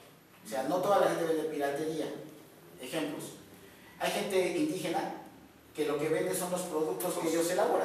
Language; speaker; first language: Spanish; native; Spanish